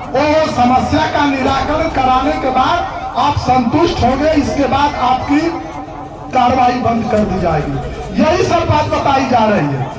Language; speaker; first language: Hindi; native; Hindi